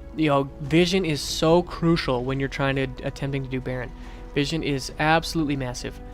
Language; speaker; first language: English; native; English